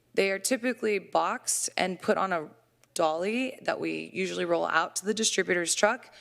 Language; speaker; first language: English; native; English